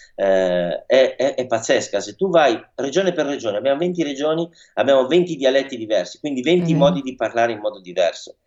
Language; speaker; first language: Italian; native; Italian